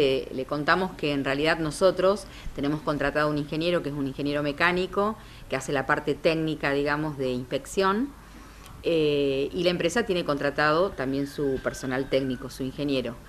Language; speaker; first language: Spanish; native; Spanish